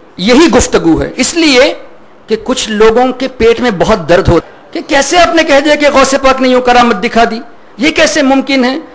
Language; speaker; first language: Urdu; non-native, fluent; Memoni